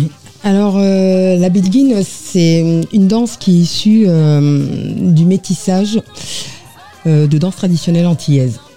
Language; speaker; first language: French; native; French